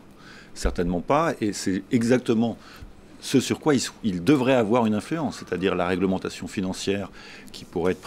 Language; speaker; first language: French; native; French